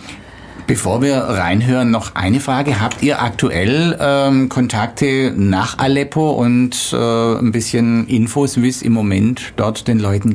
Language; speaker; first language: German; native; German